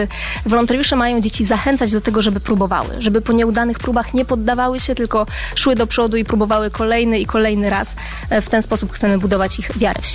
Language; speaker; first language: Polish; native; Polish